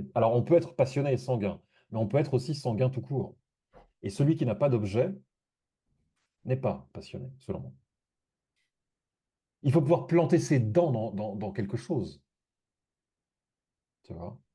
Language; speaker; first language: French; native; French